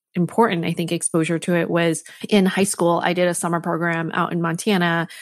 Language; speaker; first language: English; native; English